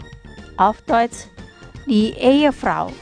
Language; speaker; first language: German; non-native, fluent; Indonesian